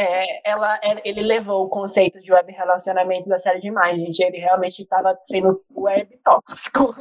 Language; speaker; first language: Portuguese; native; Portuguese